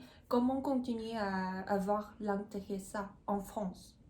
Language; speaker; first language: French; non-native, learner; Korean